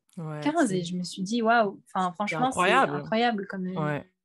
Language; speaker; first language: French; native; French